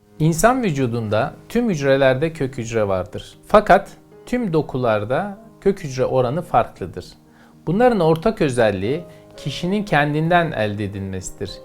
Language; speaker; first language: Turkish; native; Turkish